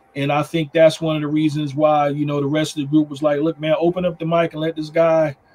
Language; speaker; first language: English; native; English